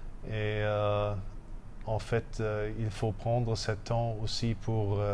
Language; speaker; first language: French; non-native, fluent; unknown